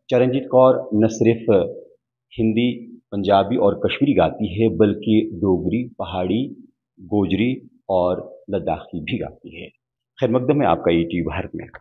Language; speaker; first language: Hindi; non-native, local second language; Kashmiri